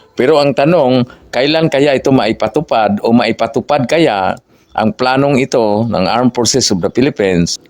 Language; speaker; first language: Filipino; non-native, local second language; Cebuano